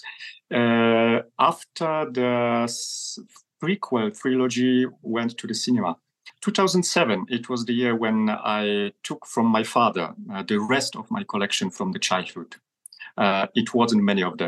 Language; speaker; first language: English; non-native, fluent; Polish